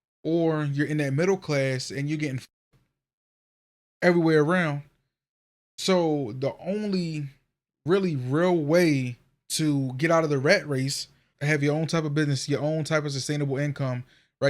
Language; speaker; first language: English; native; English